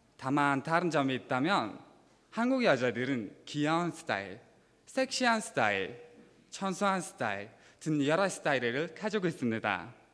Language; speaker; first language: Korean; non-native, fluent; Mongolian